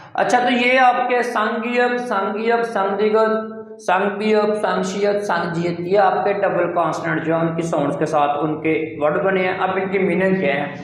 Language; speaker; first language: Urdu; non-native, local second language; Punjabi